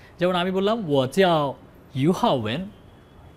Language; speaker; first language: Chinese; non-native, fluent; Bangla